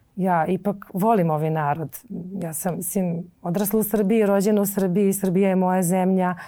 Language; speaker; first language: Serbian; native; Serbian